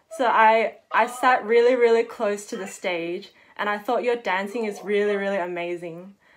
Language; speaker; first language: English; native; English